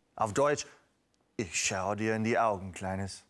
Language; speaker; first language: German; non-native, fluent; English